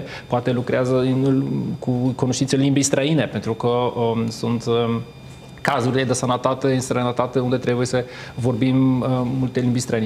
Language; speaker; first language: Romanian; non-native, fluent; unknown